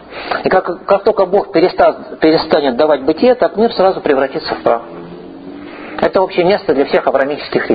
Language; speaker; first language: Russian; native; Russian